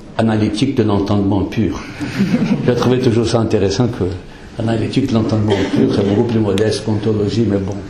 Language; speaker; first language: French; non-native, fluent; Portuguese